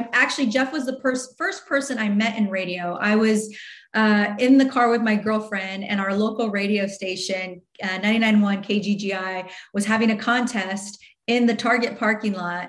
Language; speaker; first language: English; native; English